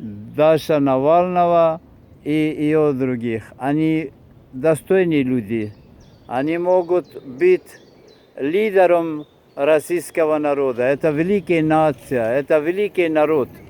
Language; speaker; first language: Russian; non-native, fluent; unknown